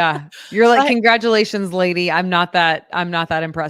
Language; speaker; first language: English; native; English